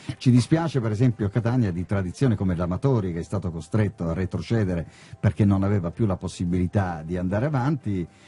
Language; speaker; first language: Italian; native; Italian